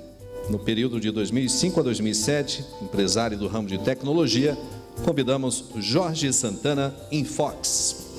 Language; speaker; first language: Portuguese; native; Portuguese